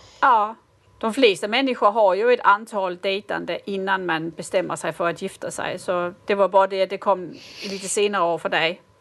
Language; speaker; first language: Swedish; native; Swedish